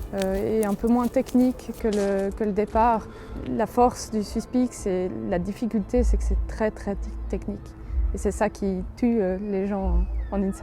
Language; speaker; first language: French; native; French